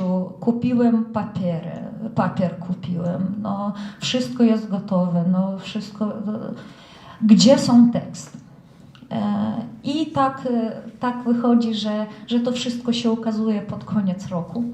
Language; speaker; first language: Polish; non-native, fluent; Russian